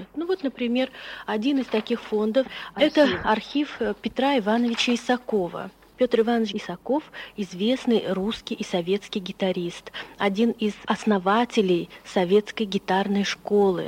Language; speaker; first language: Russian; native; Russian